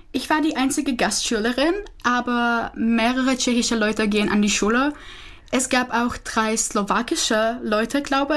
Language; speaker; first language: German; non-native, learner; Czech